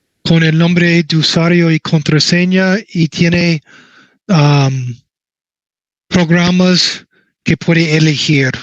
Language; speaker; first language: Spanish; non-native, learner; English